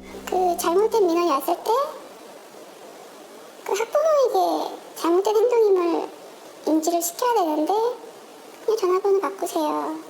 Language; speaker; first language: Korean; native; Korean